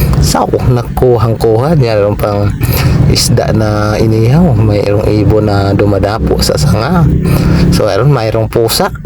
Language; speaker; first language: Filipino; non-native, local second language; Hiligaynon